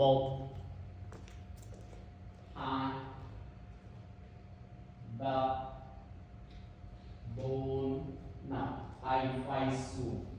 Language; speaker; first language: Vietnamese; non-native, learner; Indonesian